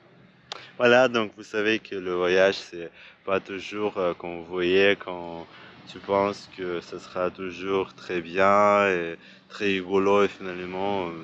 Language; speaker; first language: French; non-native, fluent; Russian